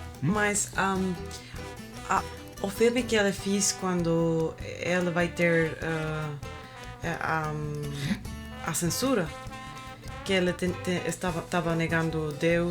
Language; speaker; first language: Portuguese; non-native, learner; Spanish